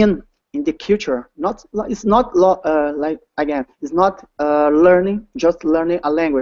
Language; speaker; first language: English; non-native, learner; Portuguese